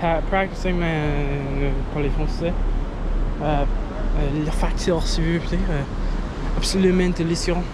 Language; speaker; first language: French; non-native, learner; English